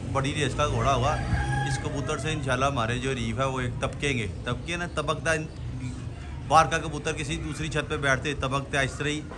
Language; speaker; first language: Urdu; non-native, local second language; Punjabi